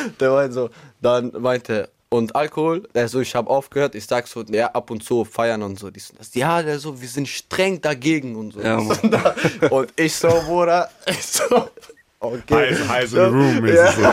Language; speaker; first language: German; non-native, fluent; Albanian